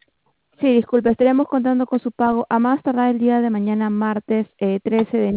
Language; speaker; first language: Spanish; native; Spanish